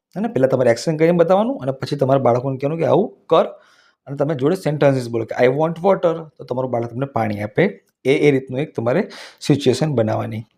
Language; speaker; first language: Gujarati; non-native, local second language; Hindi